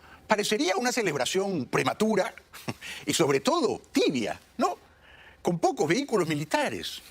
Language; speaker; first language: Spanish; native; Spanish